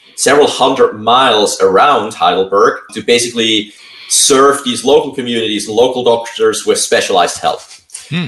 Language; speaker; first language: English; non-native, fluent; Swiss German